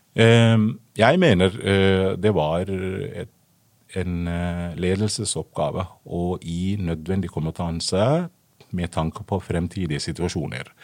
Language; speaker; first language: Norwegian; non-native, fluent; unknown